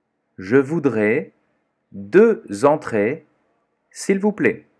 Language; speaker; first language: French; non-native, fluent; Portuguese